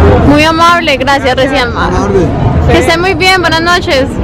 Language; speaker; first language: Spanish; early bilingual, heritage; Spanish